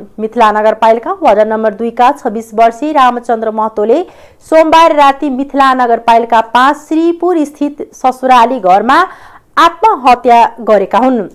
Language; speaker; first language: Nepali; non-native, local second language; Maithili